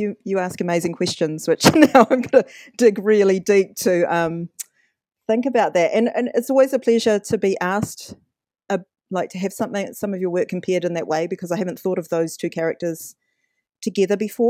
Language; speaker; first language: English; native; English